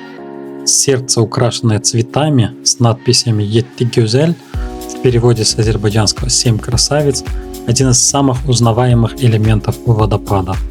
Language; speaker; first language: Russian; native; Russian